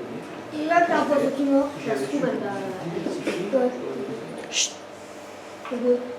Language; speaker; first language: French; native; French